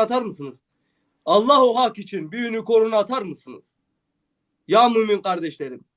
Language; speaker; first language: Turkish; native; Turkish